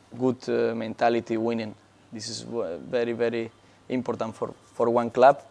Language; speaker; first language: English; non-native, learner; Spanish